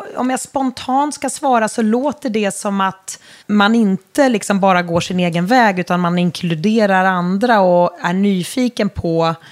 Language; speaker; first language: Swedish; native; Swedish